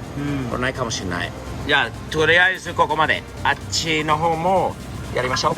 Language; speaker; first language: Japanese; non-native, fluent; English